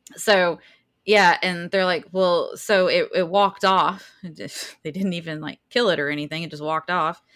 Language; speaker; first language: English; native; English